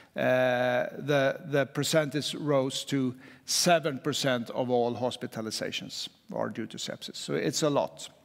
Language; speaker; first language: English; non-native, fluent; Swedish